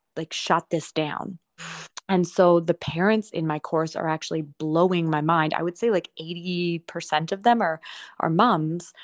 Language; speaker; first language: English; native; English